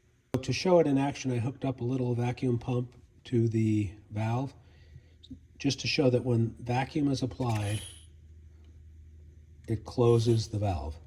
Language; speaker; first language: English; native; English